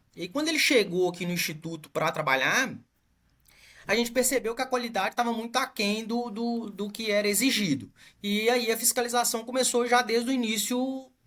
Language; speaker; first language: Portuguese; native; Portuguese